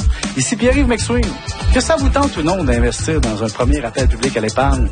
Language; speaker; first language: French; native; French